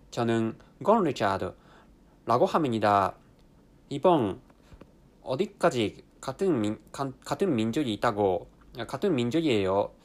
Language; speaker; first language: Korean; non-native, learner; Japanese